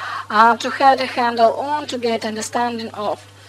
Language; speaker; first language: English; non-native, fluent; Russian